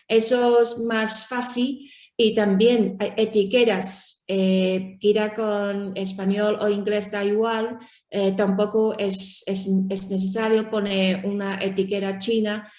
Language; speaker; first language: Spanish; non-native, learner; Chinese